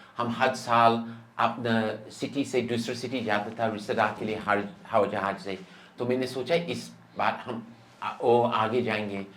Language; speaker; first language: Hindi; non-native, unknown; English